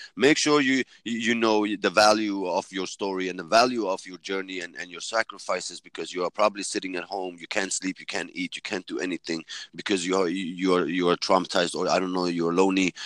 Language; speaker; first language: English; early bilingual, heritage; Swedish